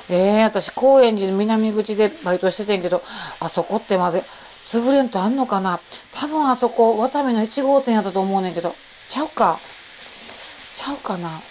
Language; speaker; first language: Japanese; native; Japanese